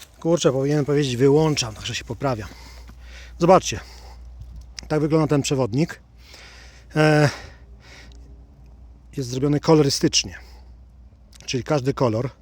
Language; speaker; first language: Polish; native; Polish